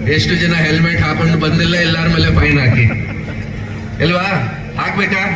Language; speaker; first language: Kannada; non-native, local second language; Hindi